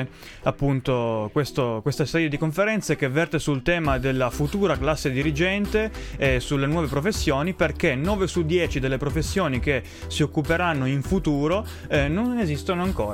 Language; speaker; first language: Italian; native; Italian